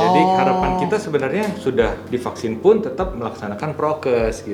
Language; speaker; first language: Indonesian; native; Indonesian